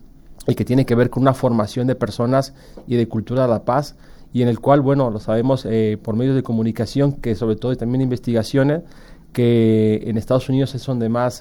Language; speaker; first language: Spanish; native; Spanish